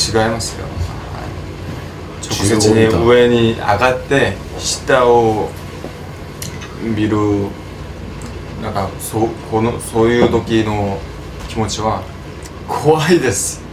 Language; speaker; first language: Japanese; non-native, fluent; Korean